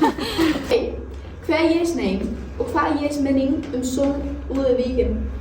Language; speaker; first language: Danish; non-native, learner; Icelandic